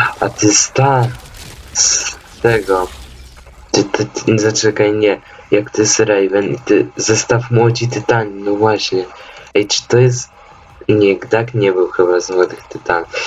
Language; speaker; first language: Polish; native; Polish